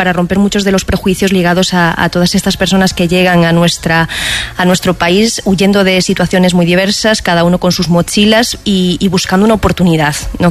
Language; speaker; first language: Spanish; native; Spanish